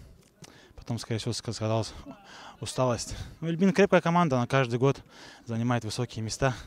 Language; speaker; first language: Russian; native; Russian